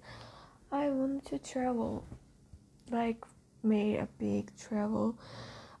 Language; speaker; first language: English; non-native, learner; Portuguese